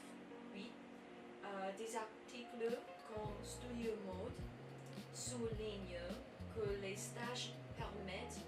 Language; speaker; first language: French; non-native, learner; English